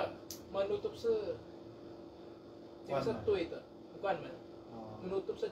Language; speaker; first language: Chinese; non-native, learner; Indonesian